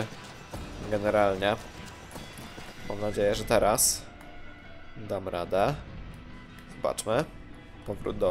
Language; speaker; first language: Polish; native; Polish